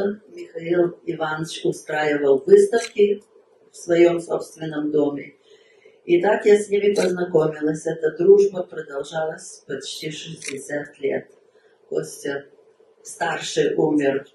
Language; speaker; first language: Russian; early bilingual, heritage; Russian